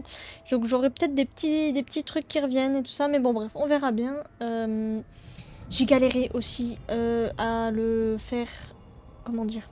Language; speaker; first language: French; native; French